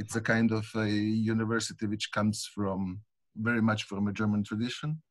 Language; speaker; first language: English; non-native, fluent; Croatian